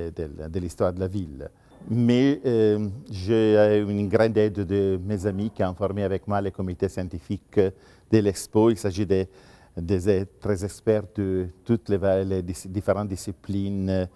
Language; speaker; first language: French; non-native, fluent; Italian